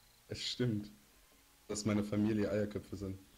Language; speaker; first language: German; native; German